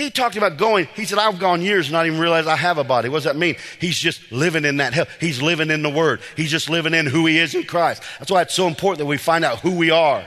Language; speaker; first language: English; native; English